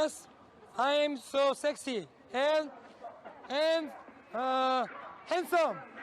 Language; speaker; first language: English; non-native, learner; Korean